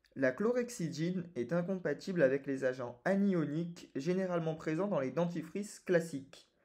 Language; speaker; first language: French; native; French